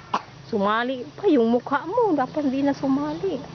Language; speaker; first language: Filipino; native; Filipino